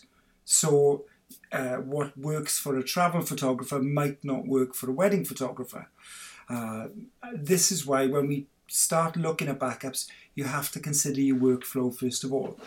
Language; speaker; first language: English; native; English